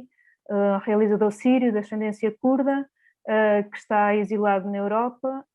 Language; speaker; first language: Portuguese; native; Portuguese